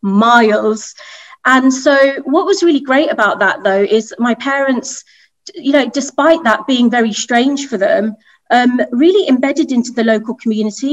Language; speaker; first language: English; native; English